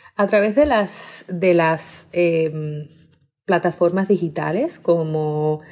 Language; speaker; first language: Spanish; native; Spanish